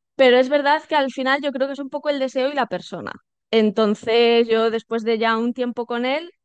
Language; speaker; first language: Spanish; native; Spanish